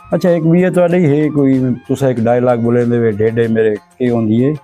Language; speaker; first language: Punjabi; non-native, local second language; Saraiki